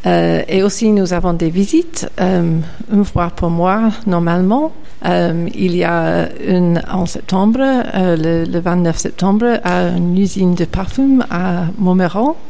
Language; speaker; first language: French; non-native, learner; English